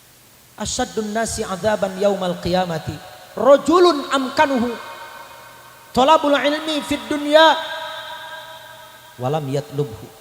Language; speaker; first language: Indonesian; native; Indonesian